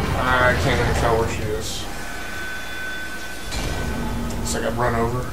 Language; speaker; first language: English; native; English